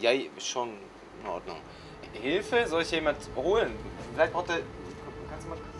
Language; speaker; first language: German; native; German